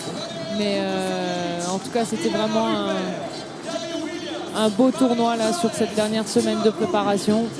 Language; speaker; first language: French; native; French